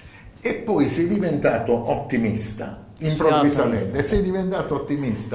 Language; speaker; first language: Italian; native; Italian